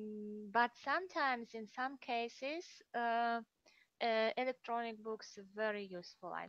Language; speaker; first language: English; non-native, fluent; Russian